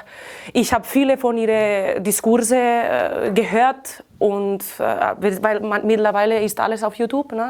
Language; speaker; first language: German; non-native, fluent; Catalan